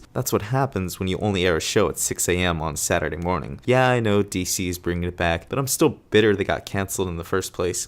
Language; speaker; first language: English; native; English